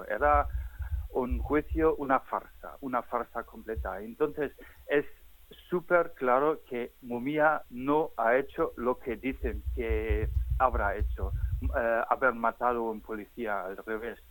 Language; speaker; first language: Spanish; non-native, fluent; German